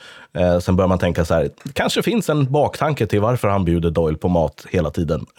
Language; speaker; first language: Swedish; native; Swedish